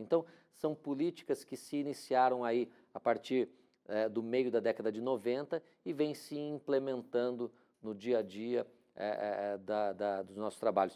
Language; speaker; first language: Portuguese; native; Portuguese